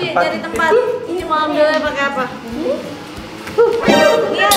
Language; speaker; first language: Indonesian; native; Indonesian